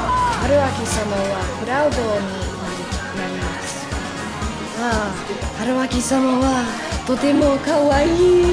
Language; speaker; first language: Japanese; non-native, learner; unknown